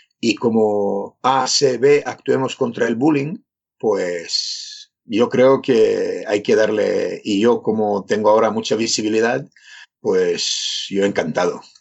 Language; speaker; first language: Spanish; non-native, fluent; Serbian